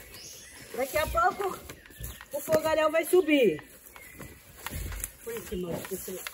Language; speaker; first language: Portuguese; native; Portuguese